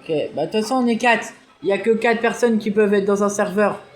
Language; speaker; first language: French; native; French